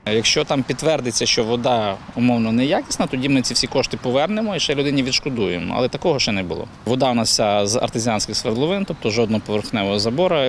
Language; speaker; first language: Ukrainian; native; Ukrainian